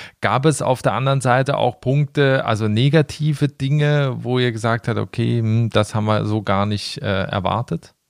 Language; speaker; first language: German; native; German